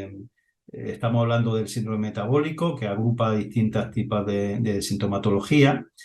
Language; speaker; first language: Spanish; native; Spanish